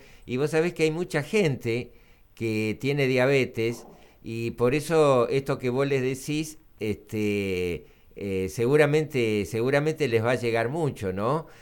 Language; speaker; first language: Spanish; native; Spanish